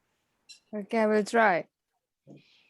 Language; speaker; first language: English; non-native, learner; Indonesian